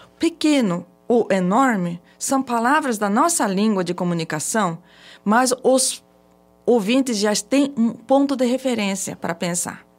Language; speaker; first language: Portuguese; early bilingual, other home language; Japanese